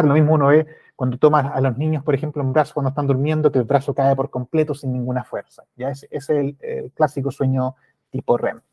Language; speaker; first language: Spanish; native; Spanish